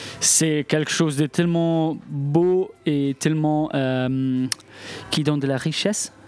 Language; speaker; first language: French; non-native, local second language; Italian